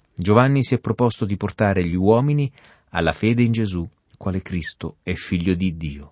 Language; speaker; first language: Italian; native; Italian